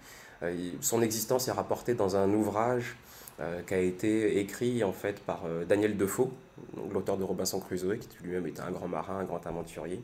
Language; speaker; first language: French; native; French